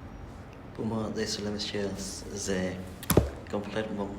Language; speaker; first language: French; non-native, learner; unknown